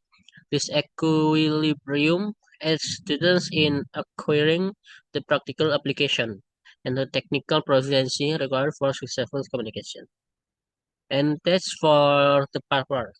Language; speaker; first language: English; non-native, learner; Indonesian